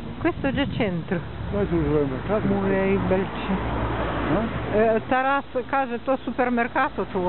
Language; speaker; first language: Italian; non-native, learner; Ukrainian